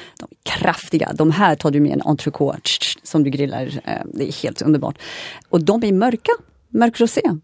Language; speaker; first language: Swedish; non-native, fluent; French